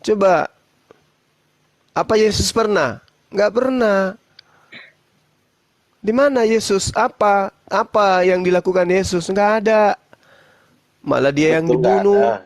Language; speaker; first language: Indonesian; native; Indonesian